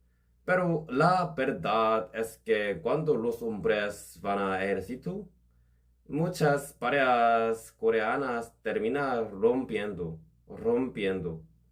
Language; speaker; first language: Spanish; non-native, learner; Korean